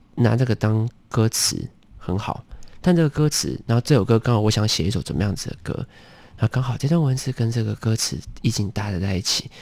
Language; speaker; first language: Chinese; native; Chinese